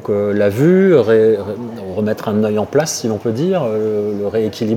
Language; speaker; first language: French; native; French